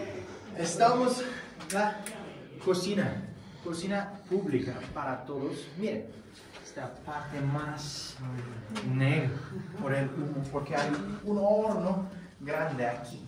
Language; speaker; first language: Spanish; non-native, fluent; Turkish